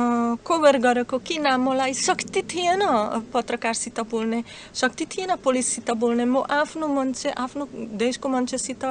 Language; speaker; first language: Nepali; non-native, learner; Slovak